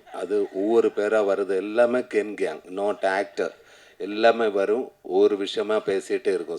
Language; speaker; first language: Tamil; non-native, learner; Malayalam